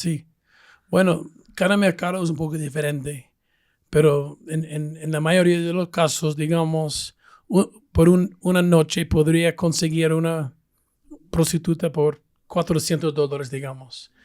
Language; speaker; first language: Spanish; non-native, fluent; English